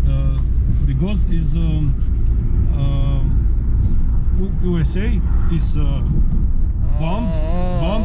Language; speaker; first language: English; non-native, learner; Serbian